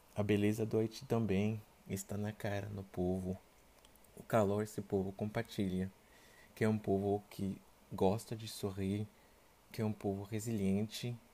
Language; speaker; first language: Portuguese; non-native, fluent; Haitian Creole